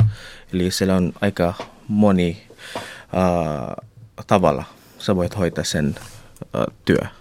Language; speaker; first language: Finnish; non-native, learner; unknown